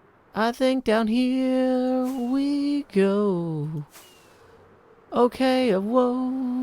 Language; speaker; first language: English; native; English